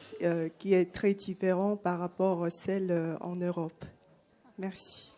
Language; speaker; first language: French; non-native, fluent; Chinese